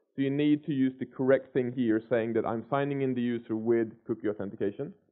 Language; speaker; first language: English; non-native, fluent; Swedish